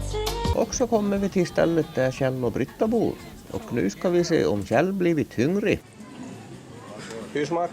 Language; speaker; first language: Swedish; native; Swedish